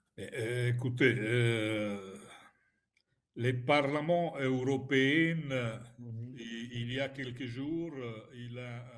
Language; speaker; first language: French; non-native, fluent; Italian